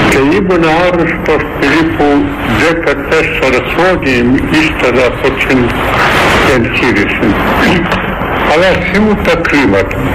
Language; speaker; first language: Greek; non-native, fluent; Russian